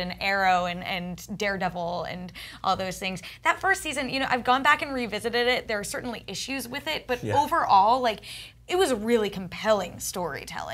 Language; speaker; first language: English; native; English